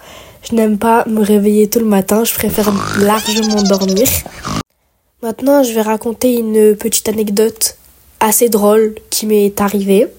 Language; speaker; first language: French; early bilingual, other home language; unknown